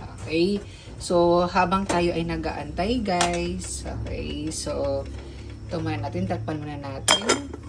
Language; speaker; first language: Filipino; non-native, local second language; Cebuano